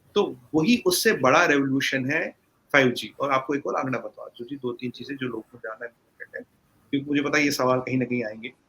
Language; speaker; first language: Hindi; native; Hindi